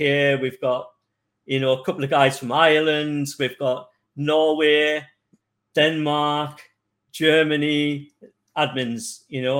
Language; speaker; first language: English; native; English